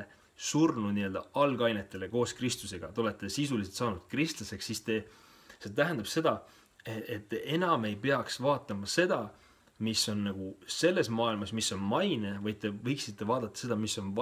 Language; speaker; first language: Estonian; native; Estonian